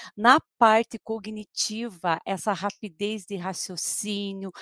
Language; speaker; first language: Portuguese; native; Portuguese